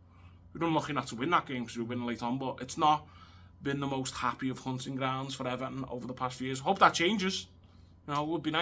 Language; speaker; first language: English; native; English